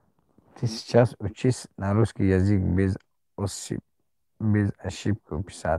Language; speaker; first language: Russian; non-native, learner; Tajik